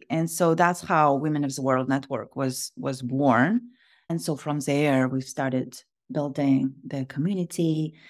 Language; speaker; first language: English; non-native, fluent; Russian